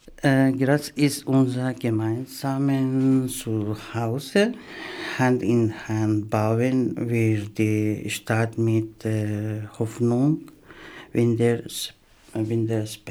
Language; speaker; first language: German; non-native, learner; Persian